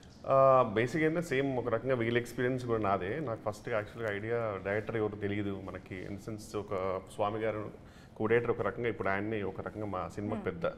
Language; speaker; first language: Telugu; native; Telugu